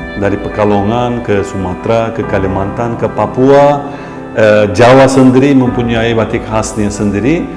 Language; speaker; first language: Indonesian; non-native, fluent; Turkish